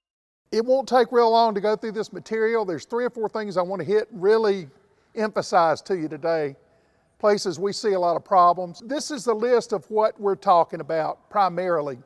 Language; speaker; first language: English; native; English